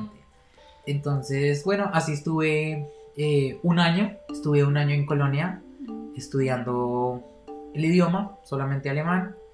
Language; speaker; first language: Spanish; native; Spanish